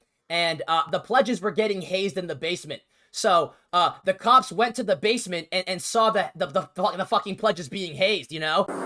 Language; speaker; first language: English; native; English